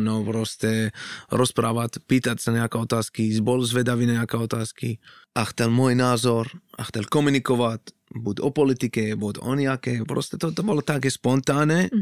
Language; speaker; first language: Slovak; non-native, fluent; Arabic